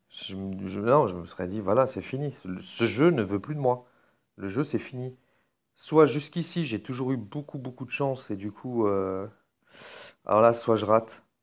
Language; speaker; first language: French; native; French